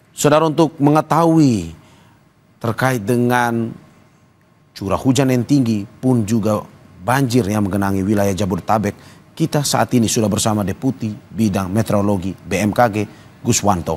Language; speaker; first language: Indonesian; native; Indonesian